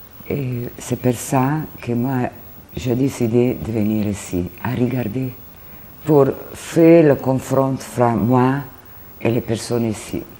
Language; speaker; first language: French; non-native, learner; Italian